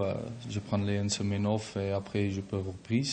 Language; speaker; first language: French; non-native, learner; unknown